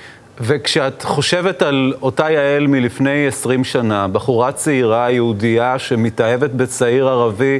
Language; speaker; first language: Hebrew; native; Hebrew